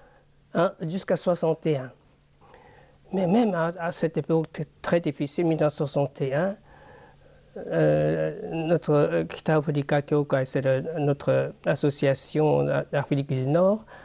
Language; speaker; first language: French; non-native, fluent; Japanese